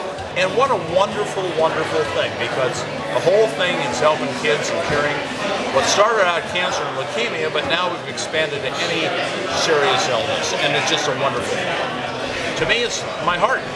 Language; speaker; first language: English; native; English